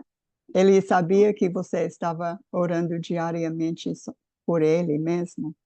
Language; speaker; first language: Portuguese; non-native, fluent; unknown